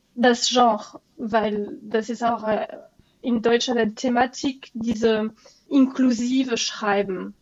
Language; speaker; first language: German; non-native, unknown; French